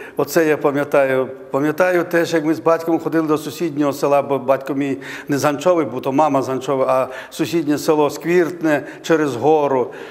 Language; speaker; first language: Ukrainian; native; Ukrainian